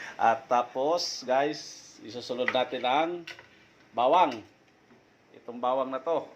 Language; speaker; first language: Filipino; non-native, local second language; Bikol